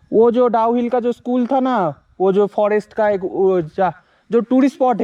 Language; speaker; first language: Hindi; non-native, local second language; Bangla